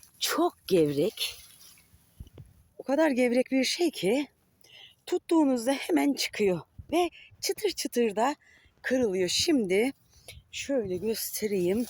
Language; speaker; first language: Turkish; native; Turkish